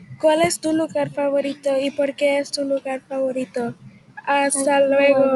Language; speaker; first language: Spanish; early bilingual, heritage; Spanish